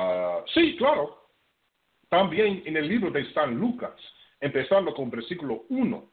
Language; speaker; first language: Spanish; non-native, fluent; English